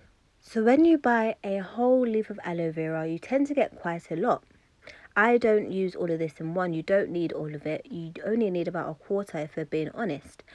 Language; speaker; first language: English; native; English